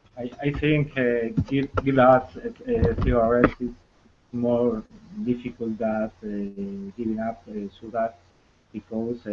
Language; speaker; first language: English; non-native, learner; Spanish